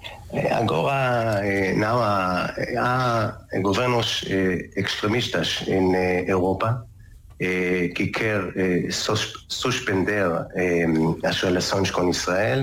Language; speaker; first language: Portuguese; non-native, learner; Hebrew